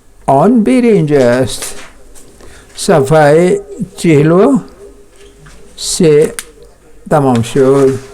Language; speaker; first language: Persian; non-native, fluent; Kashmiri